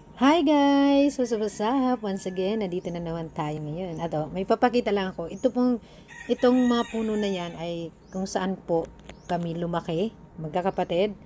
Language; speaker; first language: Filipino; non-native, local second language; Bikol